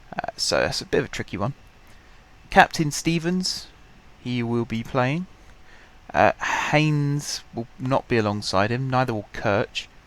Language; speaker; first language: English; native; English